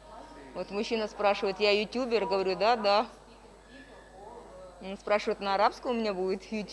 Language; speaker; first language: Russian; native; Russian